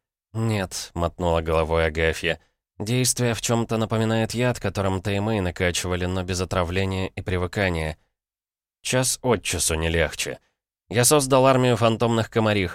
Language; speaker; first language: Russian; native; Russian